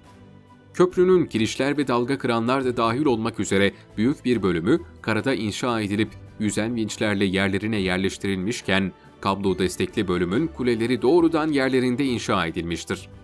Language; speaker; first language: Turkish; native; Turkish